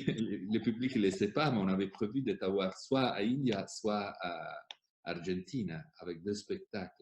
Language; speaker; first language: French; non-native, fluent; Italian